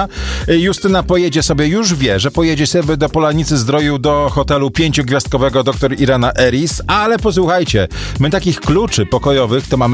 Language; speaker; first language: Polish; native; Polish